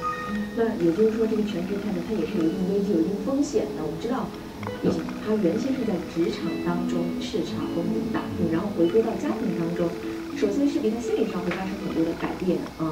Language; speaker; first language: Chinese; native; Chinese